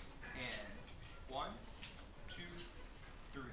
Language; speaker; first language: English; native; English